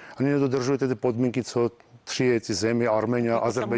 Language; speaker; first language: Czech; non-native, fluent; Armenian